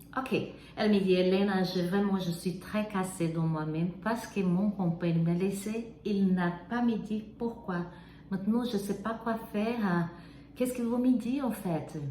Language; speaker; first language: French; non-native, fluent; Portuguese